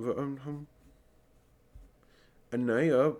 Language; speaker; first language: Vietnamese; non-native, learner; English